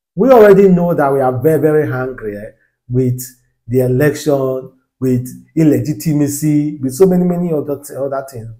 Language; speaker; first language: English; non-native, local second language; Yoruba